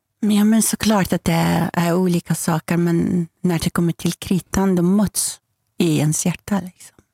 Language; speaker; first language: Swedish; non-native, fluent; Persian